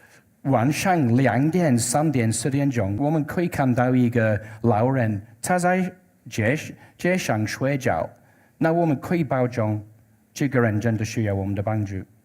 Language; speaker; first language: Chinese; non-native, learner; English